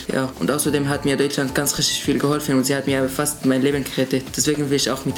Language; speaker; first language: German; early bilingual, other home language; Arabic